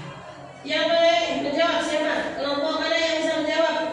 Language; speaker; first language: Indonesian; native; Indonesian